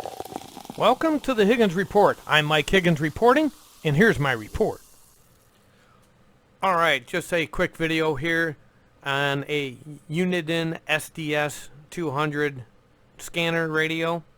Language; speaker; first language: English; native; English